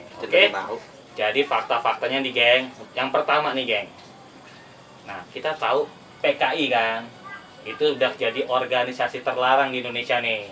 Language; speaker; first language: Indonesian; native; Indonesian